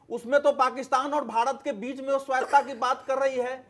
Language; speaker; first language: Hindi; native; Hindi